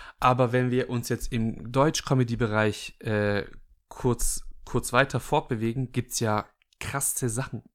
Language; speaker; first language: German; early bilingual, other home language; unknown